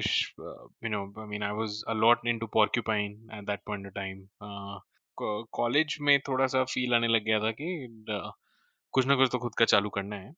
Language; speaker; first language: English; non-native, local second language; Hindi